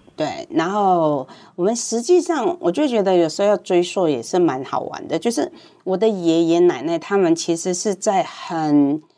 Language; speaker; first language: Chinese; non-native, fluent; Cantonese